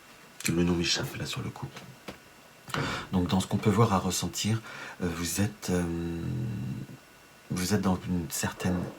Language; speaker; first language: French; native; French